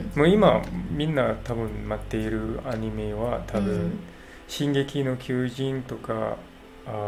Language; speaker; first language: Japanese; non-native, learner; English